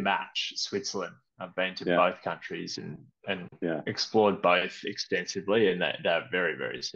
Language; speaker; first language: English; native; English